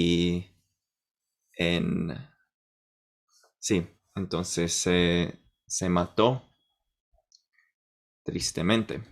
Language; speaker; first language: Spanish; non-native, fluent; English